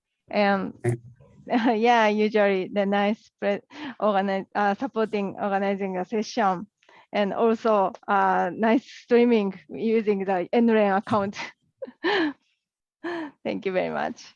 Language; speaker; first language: English; non-native, learner; Japanese